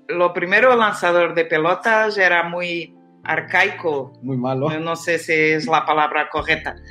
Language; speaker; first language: Spanish; non-native, learner; Portuguese